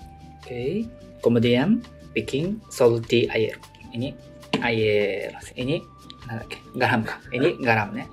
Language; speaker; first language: Indonesian; non-native, learner; Japanese